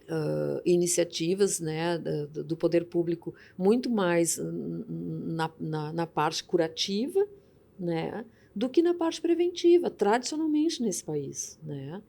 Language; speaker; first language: Portuguese; native; Portuguese